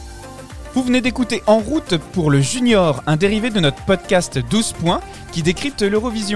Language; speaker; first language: French; native; French